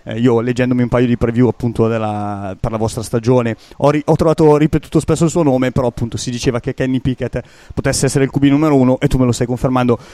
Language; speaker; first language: Italian; native; Italian